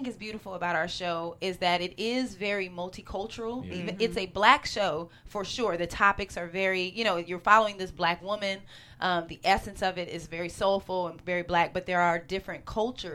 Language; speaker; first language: English; native; English